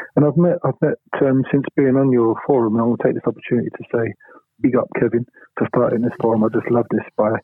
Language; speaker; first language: English; native; English